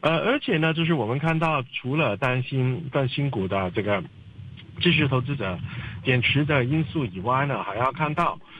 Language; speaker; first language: Chinese; non-native, local second language; Cantonese